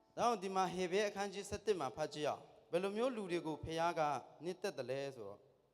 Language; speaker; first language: Burmese; non-native, local second language; Kachin